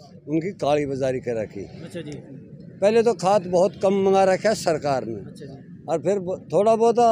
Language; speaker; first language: Hindi; native; Hindi